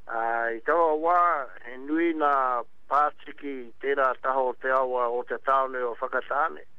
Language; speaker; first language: Māori; native; Māori